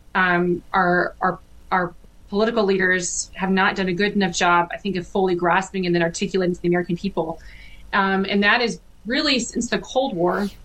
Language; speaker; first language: English; native; English